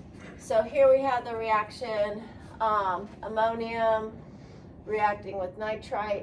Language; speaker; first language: English; native; English